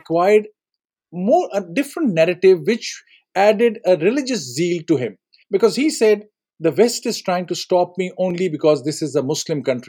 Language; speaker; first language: English; non-native, local second language; Urdu